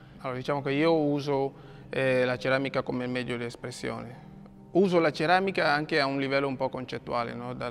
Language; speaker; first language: Italian; non-native, fluent; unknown